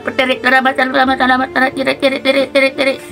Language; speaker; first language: Filipino; non-native, local second language; Cebuano